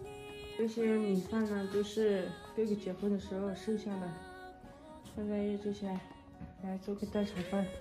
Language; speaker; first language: Chinese; non-native, local second language; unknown